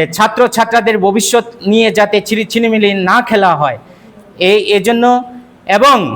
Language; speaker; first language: Bangla; native; Bangla